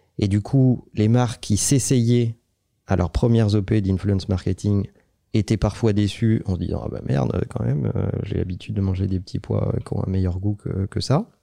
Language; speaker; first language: French; native; French